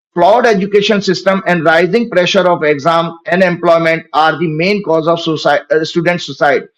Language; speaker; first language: English; non-native, local second language; Hindi